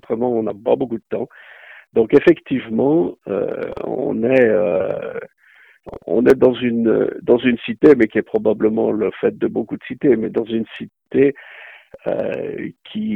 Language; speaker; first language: French; native; French